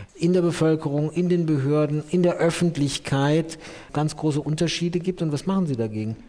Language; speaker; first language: German; native; German